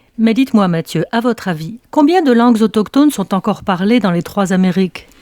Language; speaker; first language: French; native; French